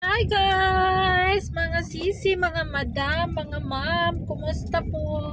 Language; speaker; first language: Filipino; non-native, local second language; Cebuano